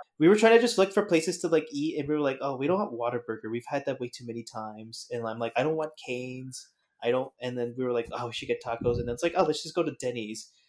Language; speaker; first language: English; native; English